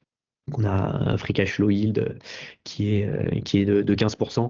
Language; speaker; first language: French; native; French